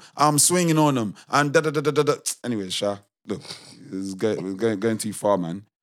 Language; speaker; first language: English; native; English